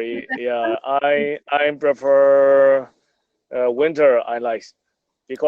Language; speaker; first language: English; non-native, learner; Burmese